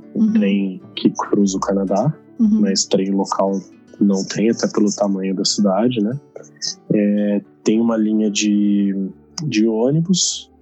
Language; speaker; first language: Portuguese; native; Portuguese